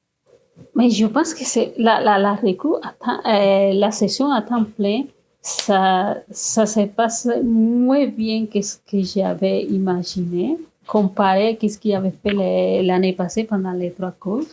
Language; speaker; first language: French; non-native, fluent; Spanish